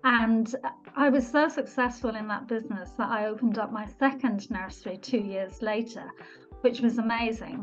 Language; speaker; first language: English; native; English